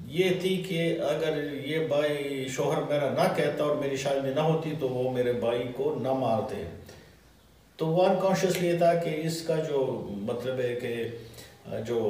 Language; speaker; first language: Urdu; non-native, local second language; Pashto